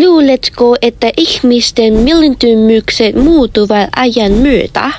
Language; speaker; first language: Finnish; non-native, learner; Vietnamese